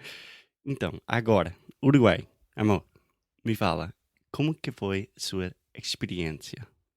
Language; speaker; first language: Portuguese; non-native, fluent; English